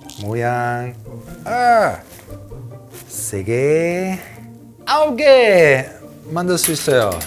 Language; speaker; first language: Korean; non-native, learner; Italian